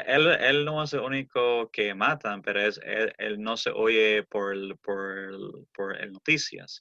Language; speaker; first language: Spanish; early bilingual, heritage; Spanish